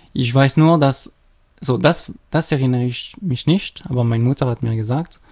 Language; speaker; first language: German; non-native, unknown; French